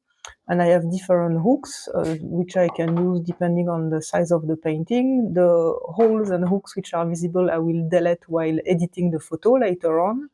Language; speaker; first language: English; non-native, fluent; French